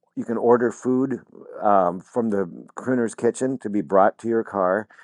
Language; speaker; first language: English; native; English